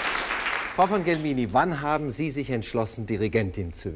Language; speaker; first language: German; native; German